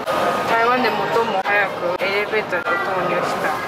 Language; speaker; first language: Japanese; non-native, fluent; Chinese